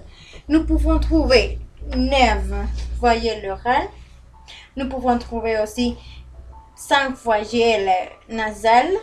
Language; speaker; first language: French; non-native, learner; Spanish